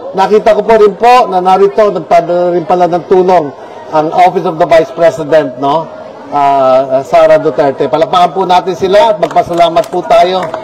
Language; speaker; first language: Filipino; native; Filipino